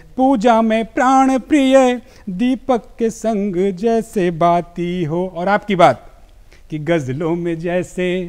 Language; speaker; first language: Hindi; native; Hindi